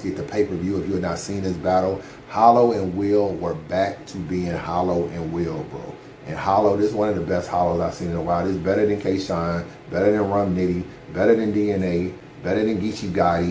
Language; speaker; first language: English; native; English